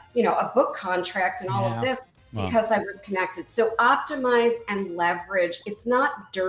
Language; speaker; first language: English; native; English